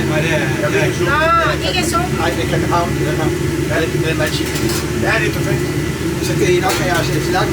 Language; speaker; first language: Danish; non-native, learner; Thai